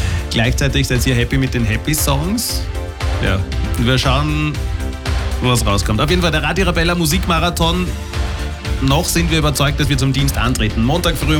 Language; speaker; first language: German; native; German